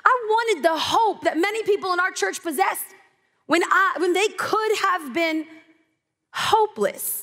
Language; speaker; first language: English; native; English